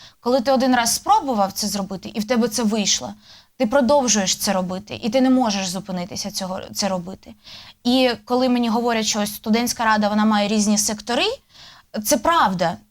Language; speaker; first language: Ukrainian; native; Ukrainian